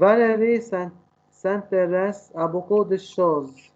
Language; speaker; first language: French; non-native, learner; Arabic